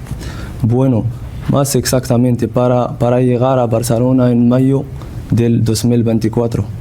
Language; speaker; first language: Spanish; non-native, learner; Central Atlas Tamazight